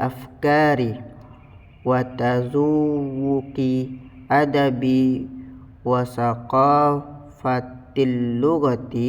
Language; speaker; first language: Arabic; non-native, learner; Indonesian